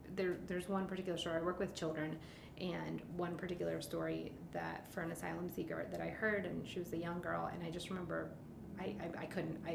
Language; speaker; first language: English; early bilingual, other home language; Spanish